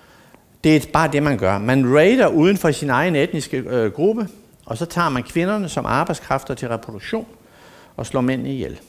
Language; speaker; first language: Danish; native; Danish